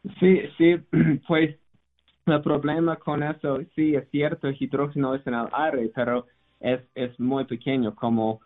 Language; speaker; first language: Spanish; non-native, learner; English